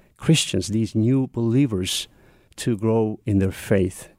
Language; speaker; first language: English; non-native, fluent; Mongolian